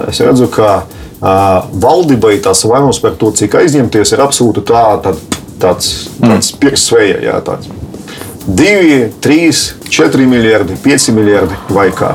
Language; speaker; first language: Latvian; non-native, local second language; Russian